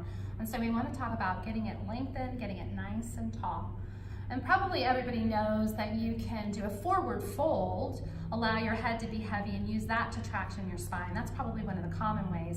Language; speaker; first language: English; native; English